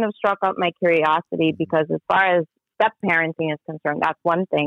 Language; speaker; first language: English; native; English